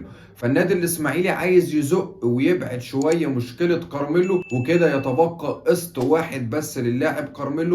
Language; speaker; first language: Arabic; native; Arabic